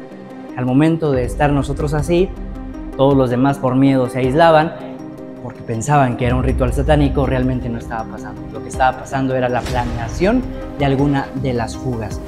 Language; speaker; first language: Spanish; native; Spanish